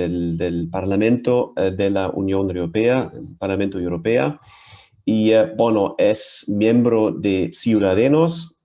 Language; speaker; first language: Spanish; non-native, fluent; German